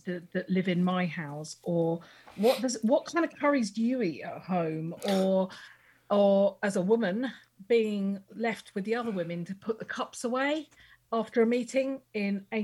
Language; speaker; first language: English; native; English